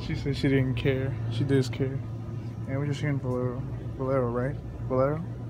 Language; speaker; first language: English; early bilingual, other home language; Spanish